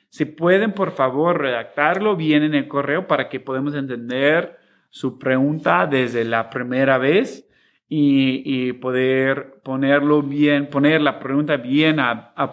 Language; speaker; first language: Spanish; non-native, fluent; English